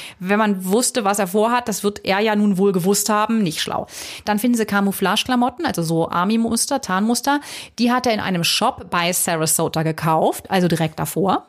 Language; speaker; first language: German; native; German